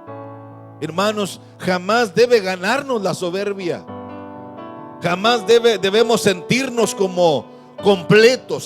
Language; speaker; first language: Spanish; native; Spanish